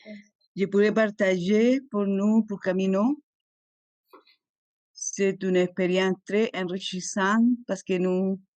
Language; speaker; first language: French; non-native, fluent; Spanish